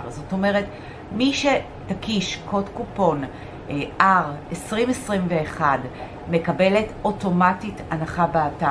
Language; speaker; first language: Hebrew; native; Hebrew